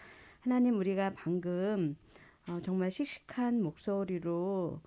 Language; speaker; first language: Korean; native; Korean